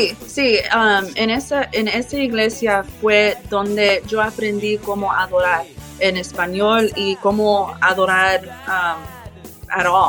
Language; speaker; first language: Spanish; early bilingual, heritage; English